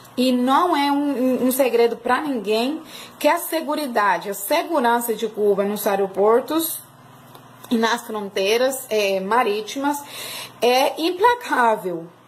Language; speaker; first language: Portuguese; non-native, fluent; Spanish